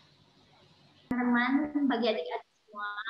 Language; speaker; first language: Indonesian; native; Indonesian